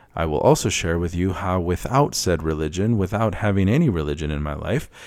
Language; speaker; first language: English; early bilingual, other home language; Spanish